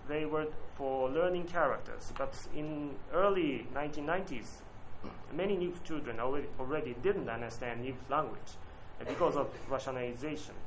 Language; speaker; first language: English; non-native, learner; Japanese